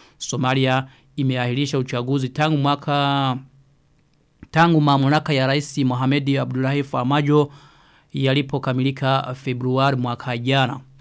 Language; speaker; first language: Swahili; non-native, local second language; Rundi